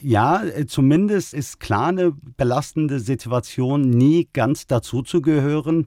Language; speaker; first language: German; early bilingual, other home language; Turkish